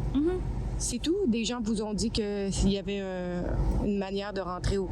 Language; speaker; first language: French; native; French